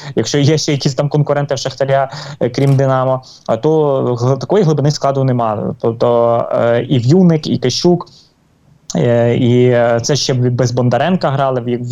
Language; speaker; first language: Ukrainian; native; Ukrainian